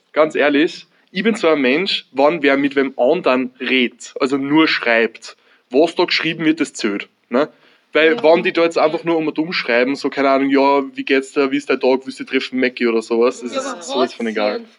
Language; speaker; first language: German; native; German